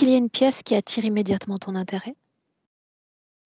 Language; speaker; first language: French; native; French